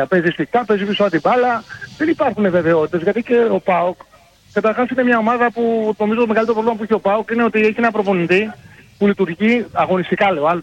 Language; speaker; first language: Greek; native; Greek